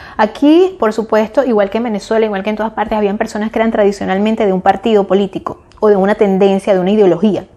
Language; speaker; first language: Spanish; native; Spanish